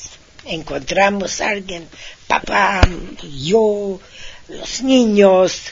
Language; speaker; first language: Spanish; non-native, fluent; Hungarian